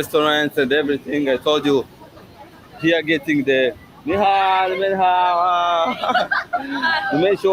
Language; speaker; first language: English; non-native, fluent; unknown